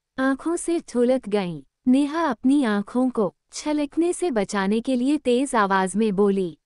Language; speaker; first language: Hindi; native; Hindi